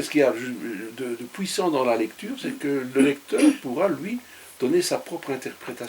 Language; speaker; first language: French; native; French